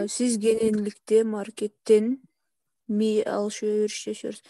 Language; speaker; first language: Turkish; non-native, learner; Kyrgyz